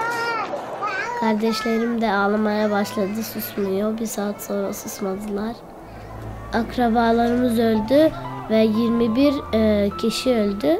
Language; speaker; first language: Turkish; early bilingual, other home language; Arabic